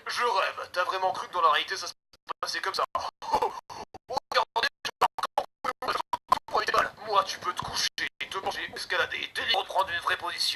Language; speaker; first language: French; native; French